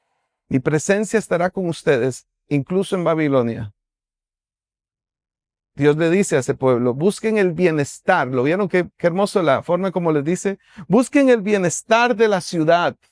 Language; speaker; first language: Spanish; native; Spanish